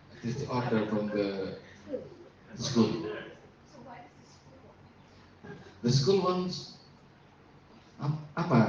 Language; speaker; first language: English; non-native, learner; Indonesian